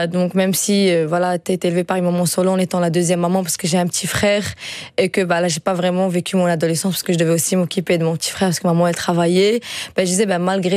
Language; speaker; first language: French; non-native, fluent; Dutch